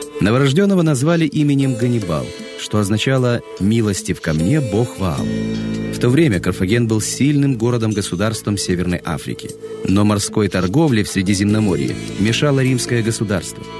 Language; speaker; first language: Russian; native; Russian